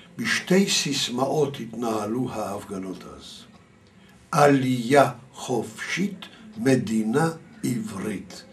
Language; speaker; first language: Hebrew; early bilingual, other home language; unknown